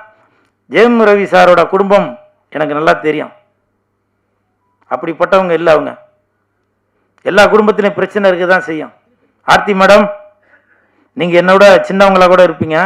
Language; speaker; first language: Tamil; native; Tamil